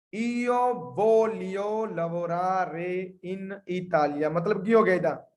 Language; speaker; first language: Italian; non-native, fluent; Punjabi